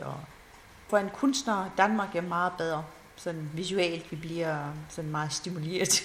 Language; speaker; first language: Danish; non-native, fluent; Persian